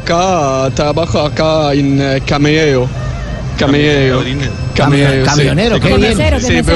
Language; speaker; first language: Spanish; non-native, learner; Arabic